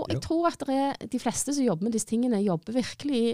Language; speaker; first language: Norwegian; native; Norwegian